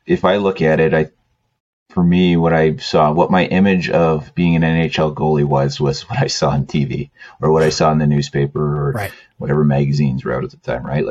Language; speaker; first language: English; native; English